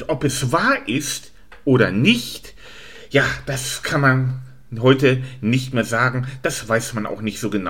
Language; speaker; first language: German; native; German